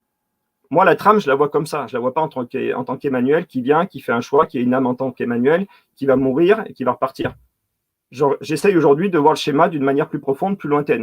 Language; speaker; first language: French; native; French